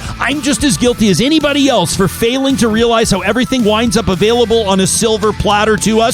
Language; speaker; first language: English; native; English